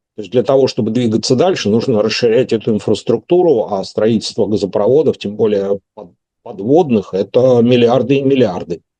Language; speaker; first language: Russian; native; Russian